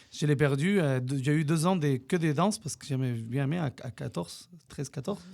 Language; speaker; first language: French; non-native, fluent; Spanish